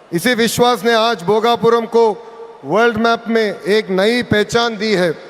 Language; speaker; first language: Hindi; non-native, local second language; Telugu